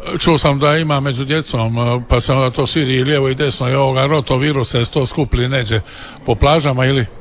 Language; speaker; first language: Croatian; native; Croatian